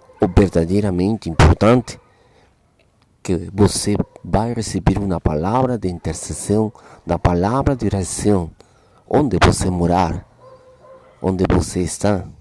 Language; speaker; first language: Portuguese; non-native, learner; Spanish